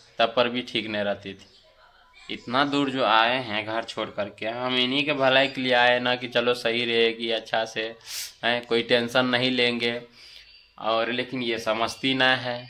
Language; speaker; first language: Hindi; native; Hindi